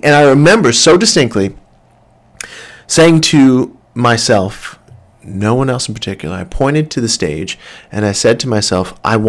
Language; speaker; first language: English; native; English